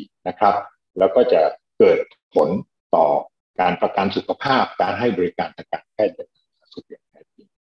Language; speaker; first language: Thai; native; Thai